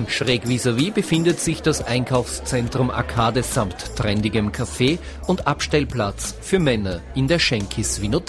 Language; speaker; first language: German; native; German